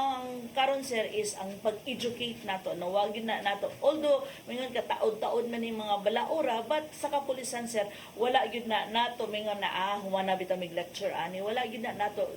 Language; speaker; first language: Cebuano; native; Cebuano